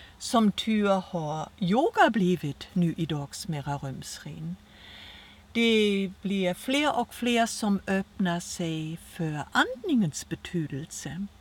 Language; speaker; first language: Swedish; non-native, fluent; German